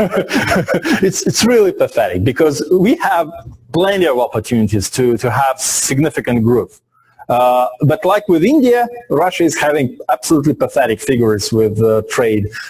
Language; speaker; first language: English; non-native, fluent; Russian